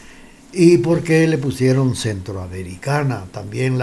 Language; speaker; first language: Spanish; native; Spanish